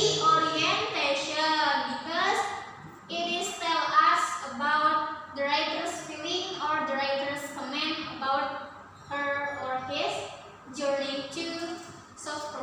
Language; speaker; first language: English; non-native, learner; Indonesian